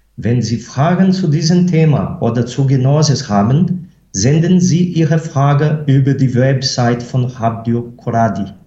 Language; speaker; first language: German; non-native, fluent; Portuguese